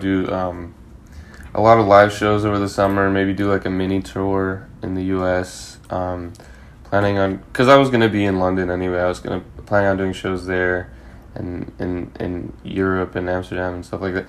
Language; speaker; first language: English; native; English